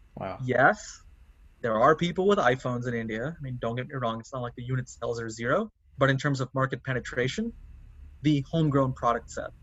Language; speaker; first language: English; non-native, local second language; Tamil